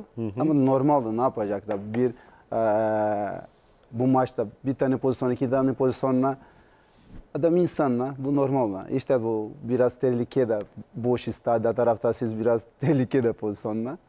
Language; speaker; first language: Turkish; non-native, learner; Portuguese